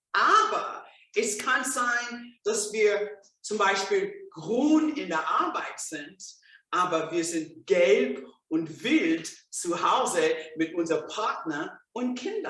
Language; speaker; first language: German; non-native, fluent; English